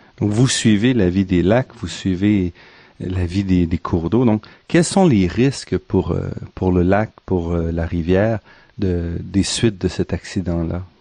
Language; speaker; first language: French; native; French